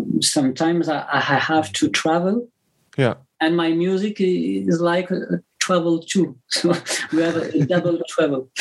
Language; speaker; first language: English; non-native, learner; French